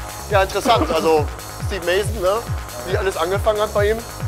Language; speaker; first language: German; native; German